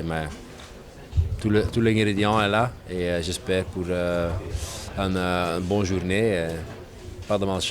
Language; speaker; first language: French; non-native, learner; Dutch